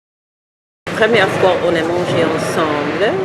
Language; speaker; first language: French; non-native, fluent; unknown